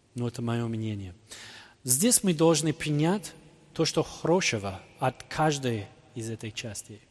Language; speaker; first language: Russian; non-native, fluent; English